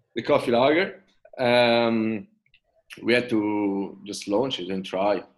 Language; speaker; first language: English; non-native, fluent; Italian